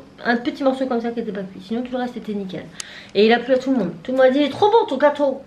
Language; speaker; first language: French; native; French